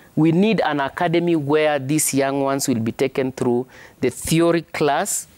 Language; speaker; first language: English; non-native, local second language; Swahili